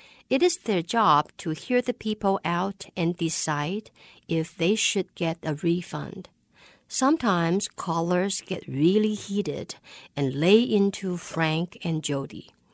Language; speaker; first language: English; non-native, fluent; Chinese